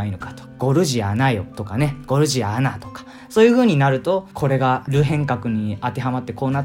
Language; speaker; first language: Japanese; native; Japanese